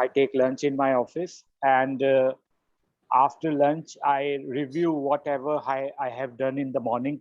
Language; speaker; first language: English; non-native, learner; Hindi